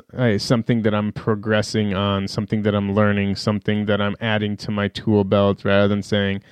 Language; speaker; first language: English; early bilingual, other home language; Persian